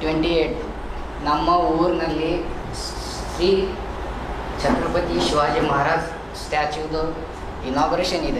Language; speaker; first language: Kannada; non-native, local second language; Marathi